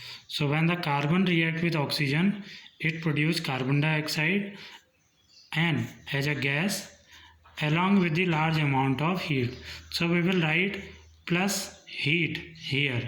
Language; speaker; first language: English; non-native, local second language; Hindi